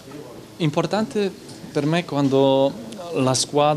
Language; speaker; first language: Italian; non-native, fluent; Croatian